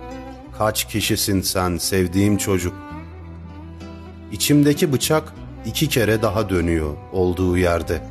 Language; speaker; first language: Turkish; native; Turkish